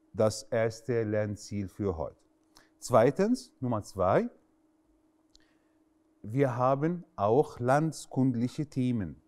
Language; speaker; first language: German; non-native, fluent; Arabic